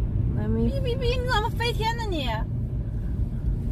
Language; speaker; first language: Chinese; native; Chinese